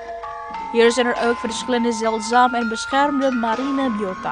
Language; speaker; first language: Dutch; non-native, fluent; Indonesian